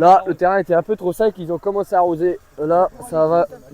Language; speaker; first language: French; native; French